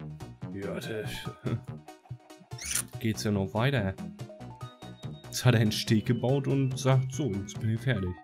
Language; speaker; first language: German; native; German